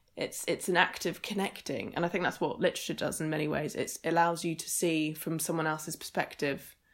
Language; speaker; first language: English; native; English